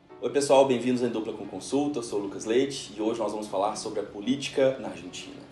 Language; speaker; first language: Portuguese; native; Portuguese